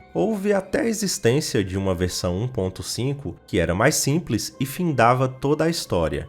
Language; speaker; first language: Portuguese; native; Portuguese